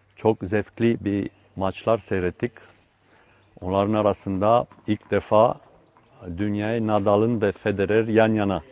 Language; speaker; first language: Turkish; non-native, fluent; Romanian